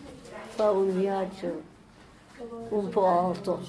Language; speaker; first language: Italian; non-native, learner; Turkish